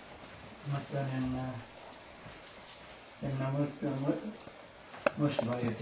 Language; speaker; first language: Finnish; early bilingual, heritage; English